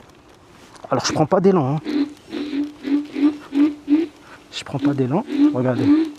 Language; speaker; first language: French; native; French